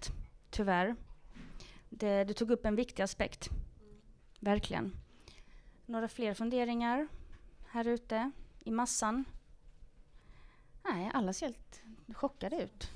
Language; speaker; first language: Swedish; native; Swedish